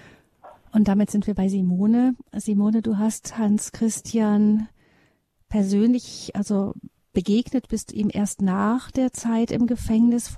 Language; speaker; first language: German; native; German